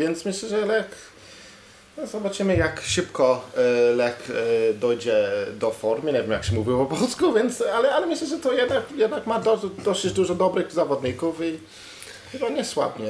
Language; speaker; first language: Polish; non-native, learner; English